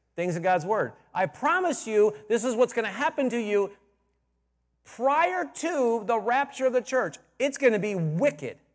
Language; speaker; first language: English; native; English